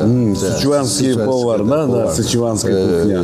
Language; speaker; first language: Russian; non-native, learner; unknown